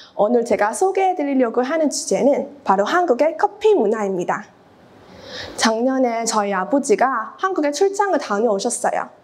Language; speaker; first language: Korean; non-native, fluent; Cantonese